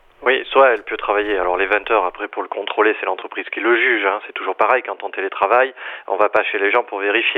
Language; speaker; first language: French; native; French